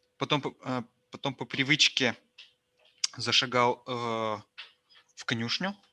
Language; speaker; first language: Russian; native; Russian